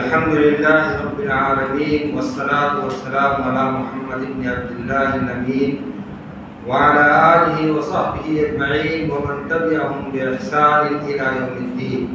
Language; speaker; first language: Arabic; non-native, fluent; Urdu